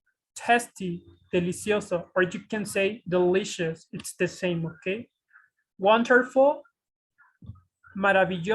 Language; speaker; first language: English; non-native, fluent; Spanish